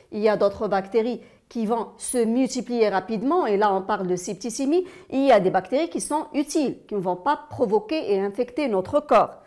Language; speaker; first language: French; non-native, local second language; Arabic